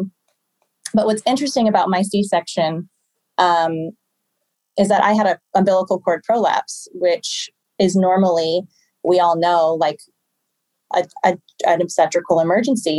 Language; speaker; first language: English; native; English